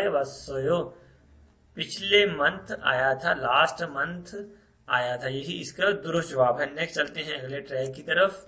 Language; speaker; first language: Hindi; non-native, local second language; Punjabi